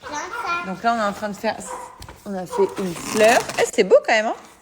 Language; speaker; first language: French; native; French